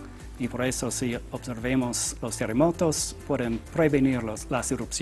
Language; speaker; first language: Spanish; non-native, learner; English